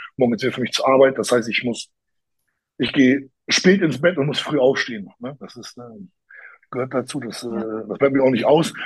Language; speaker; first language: German; early bilingual, other home language; Polish